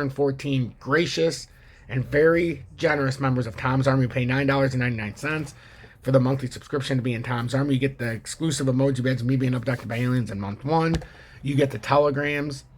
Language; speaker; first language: English; native; English